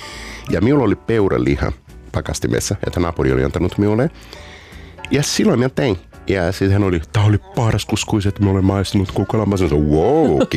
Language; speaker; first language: Finnish; non-native, learner; Portuguese